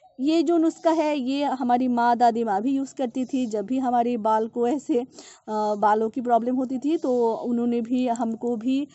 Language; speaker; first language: Hindi; non-native, local second language; Bangla